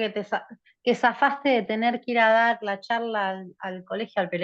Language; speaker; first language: Spanish; native; Spanish